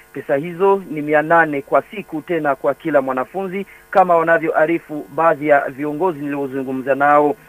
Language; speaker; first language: Swahili; non-native, local second language; Rundi